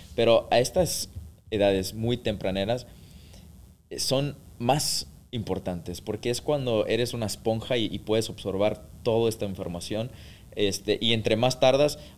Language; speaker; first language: Spanish; early bilingual, heritage; Spanish